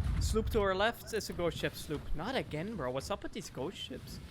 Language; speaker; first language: English; non-native, fluent; Dutch